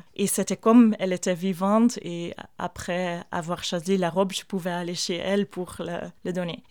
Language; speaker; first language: French; non-native, fluent; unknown